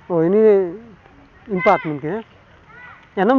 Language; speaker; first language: Indonesian; non-native, learner; Bangla